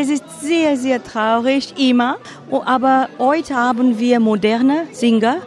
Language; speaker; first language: German; non-native, learner; Portuguese